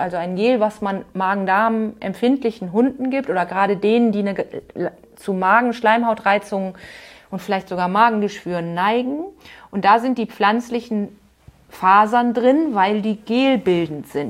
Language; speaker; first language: German; native; German